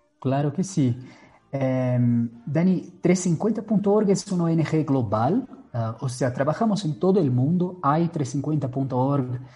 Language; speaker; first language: Spanish; non-native, fluent; Portuguese